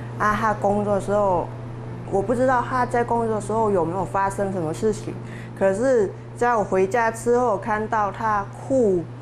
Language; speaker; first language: Chinese; non-native, fluent; Vietnamese